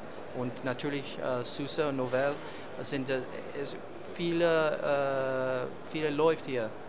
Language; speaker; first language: German; non-native, learner; English